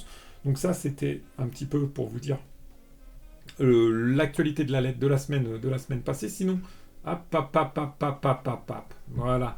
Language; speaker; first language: French; native; French